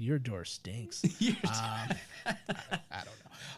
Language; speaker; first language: English; native; English